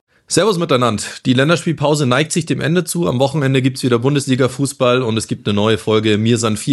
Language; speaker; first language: German; native; German